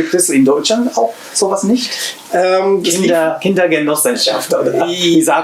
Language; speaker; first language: German; non-native, learner; Japanese